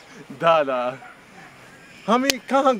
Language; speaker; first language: Nepali; non-native, learner; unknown